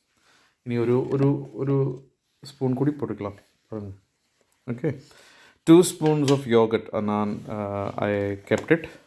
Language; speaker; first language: Tamil; non-native, learner; Malayalam